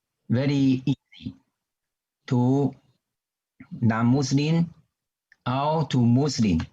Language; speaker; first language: English; non-native, learner; Chinese